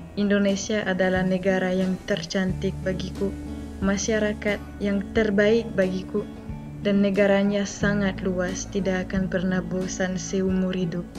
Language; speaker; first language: Indonesian; non-native, fluent; French